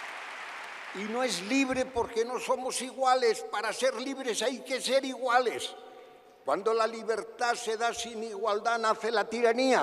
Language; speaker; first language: Spanish; native; Spanish